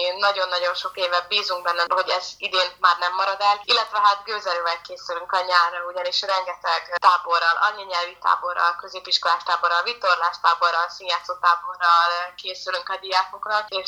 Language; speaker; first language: Hungarian; native; Hungarian